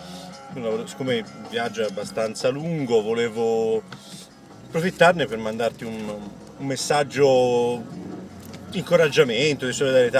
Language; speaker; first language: Italian; native; Italian